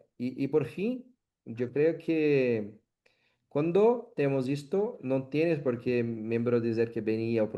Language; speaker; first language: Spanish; non-native, learner; Portuguese